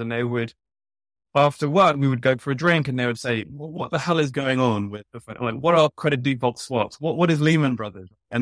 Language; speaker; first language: English; native; English